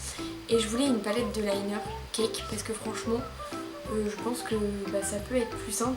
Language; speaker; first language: French; native; French